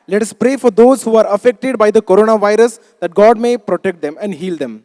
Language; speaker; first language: English; non-native, local second language; Marathi